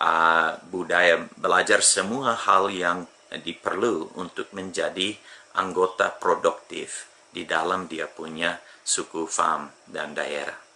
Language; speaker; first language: Indonesian; non-native, fluent; English